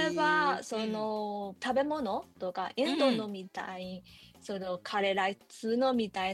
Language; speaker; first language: Japanese; non-native, learner; Burmese